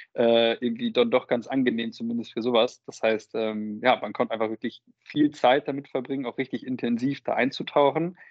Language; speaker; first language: German; native; German